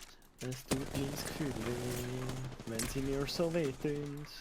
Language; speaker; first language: German; native; German